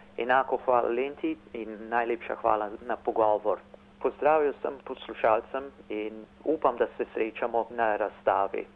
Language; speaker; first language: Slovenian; early bilingual, heritage; Slovenian